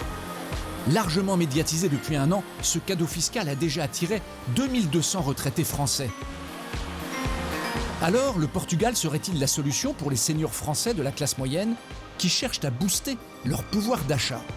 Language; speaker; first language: French; native; French